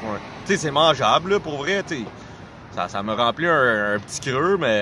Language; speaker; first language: French; native; French